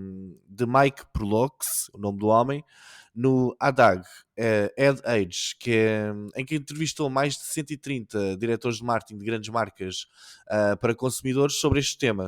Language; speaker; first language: Portuguese; native; Portuguese